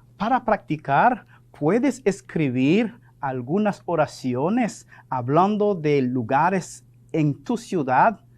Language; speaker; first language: Spanish; non-native, fluent; French